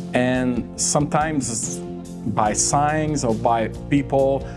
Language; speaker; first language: English; non-native, learner; French